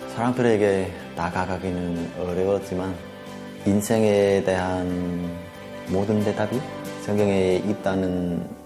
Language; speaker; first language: Korean; non-native, fluent; Vietnamese